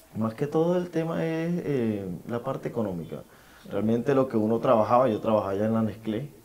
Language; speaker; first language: Spanish; native; Spanish